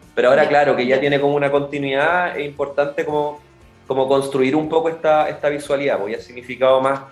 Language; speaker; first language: Spanish; native; Spanish